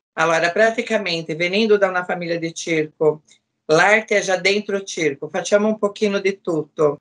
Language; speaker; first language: Italian; non-native, fluent; Portuguese